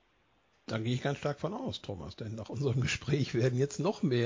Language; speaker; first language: German; native; German